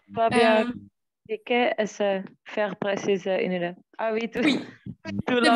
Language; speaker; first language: French; non-native, learner; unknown